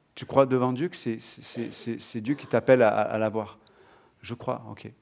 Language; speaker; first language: French; native; French